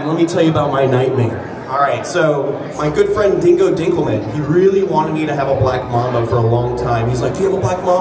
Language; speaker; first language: English; native; English